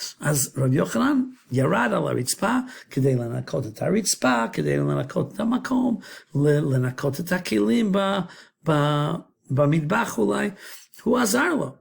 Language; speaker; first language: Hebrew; non-native, fluent; English